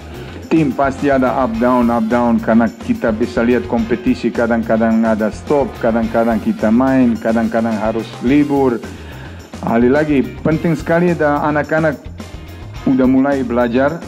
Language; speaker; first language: Indonesian; non-native, fluent; Serbian